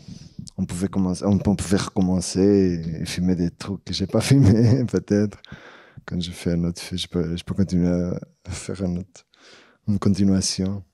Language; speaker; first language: French; non-native, fluent; Portuguese